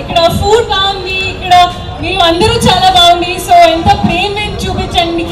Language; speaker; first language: Telugu; non-native, learner; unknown